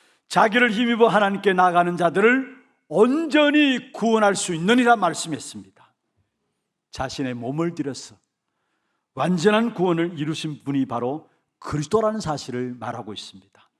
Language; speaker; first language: Korean; native; Korean